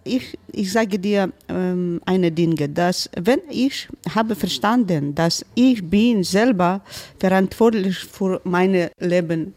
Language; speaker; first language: German; non-native, learner; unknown